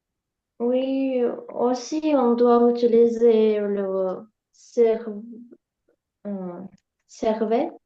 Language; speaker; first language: French; non-native, learner; Ukrainian